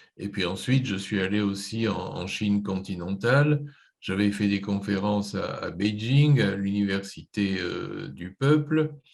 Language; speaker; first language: French; native; French